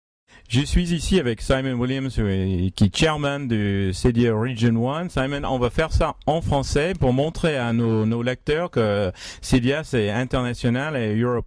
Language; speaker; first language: French; native; French